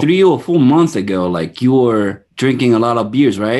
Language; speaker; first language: English; non-native, fluent; Japanese